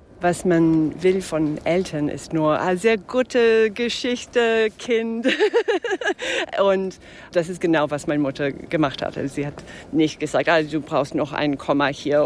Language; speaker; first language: German; non-native, fluent; English